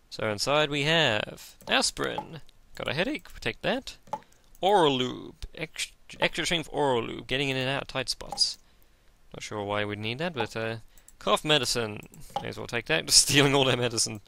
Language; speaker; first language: English; native; English